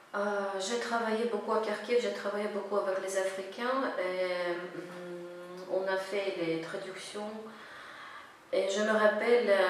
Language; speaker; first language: French; non-native, fluent; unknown